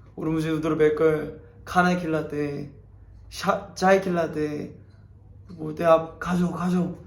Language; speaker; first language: Hindi; non-native, learner; Korean